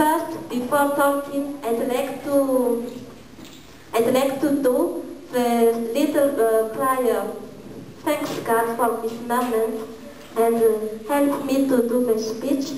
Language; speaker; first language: English; non-native, learner; Malagasy